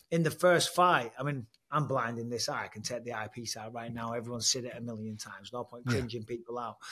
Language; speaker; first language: English; native; English